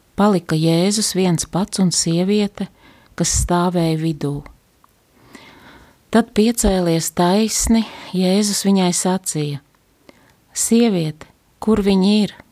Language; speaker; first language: Latvian; native; Latvian